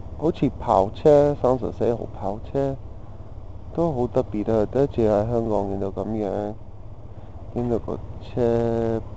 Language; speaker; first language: Cantonese; non-native, learner; English